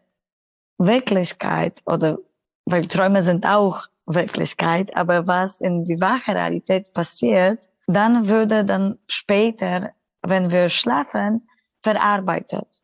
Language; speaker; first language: German; non-native, fluent; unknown